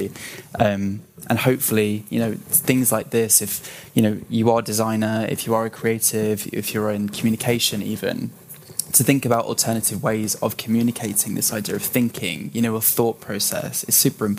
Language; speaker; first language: English; native; English